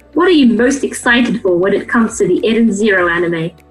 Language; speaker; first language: English; native; English